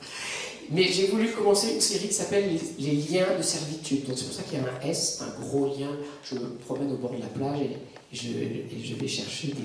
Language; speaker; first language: French; native; French